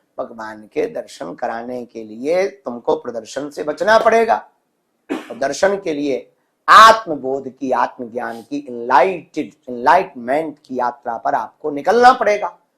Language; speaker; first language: Hindi; native; Hindi